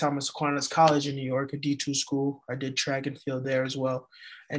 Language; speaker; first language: English; early bilingual, other home language; Haitian Creole